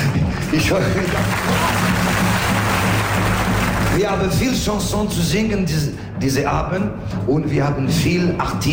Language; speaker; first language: German; non-native, learner; French